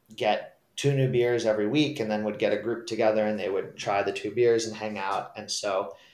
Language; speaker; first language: English; native; English